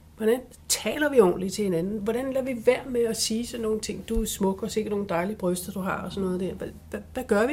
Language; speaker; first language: Danish; native; Danish